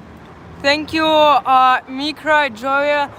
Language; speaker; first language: English; non-native, local second language; Russian